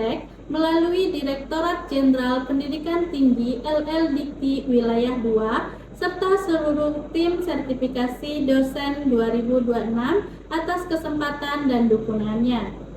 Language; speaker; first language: Indonesian; native; Indonesian